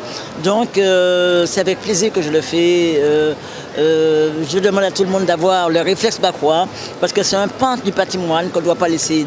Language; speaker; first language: French; native; French